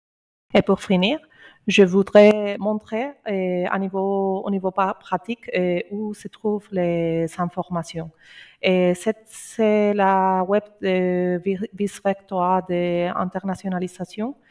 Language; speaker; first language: French; non-native, learner; Spanish